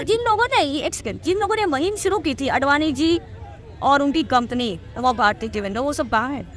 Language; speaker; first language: Hindi; native; Hindi